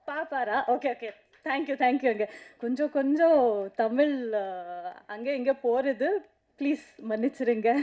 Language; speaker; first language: Tamil; non-native, learner; Kannada